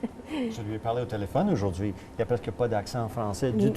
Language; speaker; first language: French; native; French